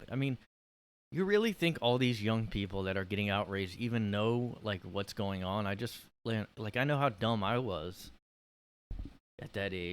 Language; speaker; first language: English; native; English